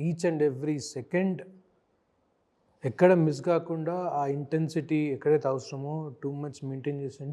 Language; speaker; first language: Telugu; native; Telugu